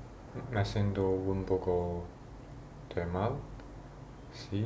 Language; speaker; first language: Spanish; non-native, learner; Chinese